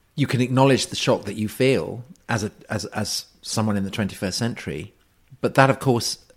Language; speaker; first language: English; native; English